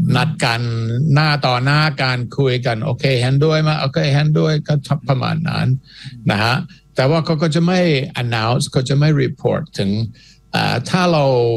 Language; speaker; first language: Thai; non-native, fluent; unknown